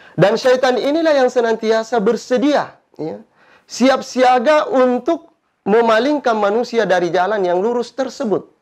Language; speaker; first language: Malay; native; Malay